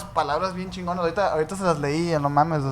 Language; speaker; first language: Spanish; native; Spanish